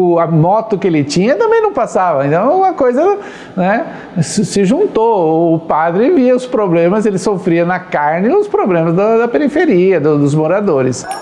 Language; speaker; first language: Portuguese; native; Portuguese